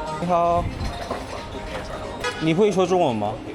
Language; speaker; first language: Chinese; non-native, learner; Korean